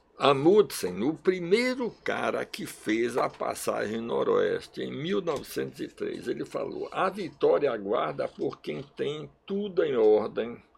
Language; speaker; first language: Portuguese; early bilingual, other home language; Russian